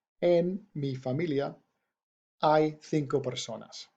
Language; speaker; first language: Spanish; non-native, fluent; English